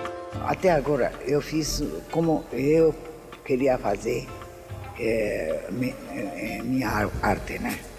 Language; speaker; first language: Portuguese; non-native, fluent; Japanese